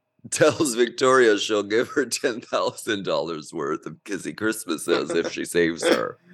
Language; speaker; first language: English; native; English